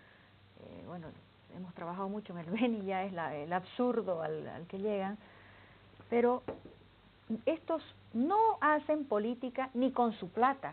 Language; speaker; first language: Spanish; native; Spanish